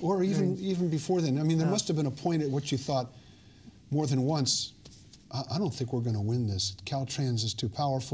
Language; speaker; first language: English; native; English